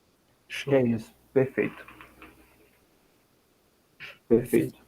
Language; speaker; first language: Portuguese; native; Portuguese